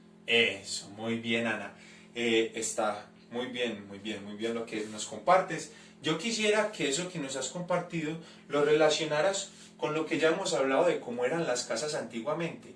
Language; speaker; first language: Spanish; native; Spanish